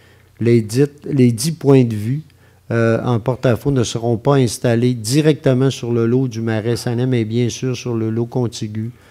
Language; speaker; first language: French; native; French